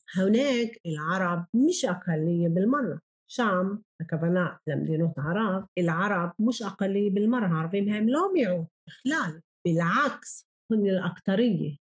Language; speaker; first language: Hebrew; non-native, local second language; Arabic